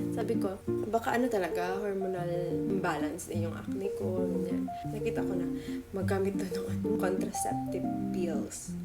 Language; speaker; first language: Filipino; non-native, local second language; Hiligaynon